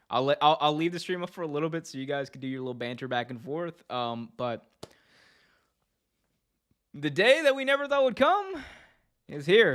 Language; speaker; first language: English; native; English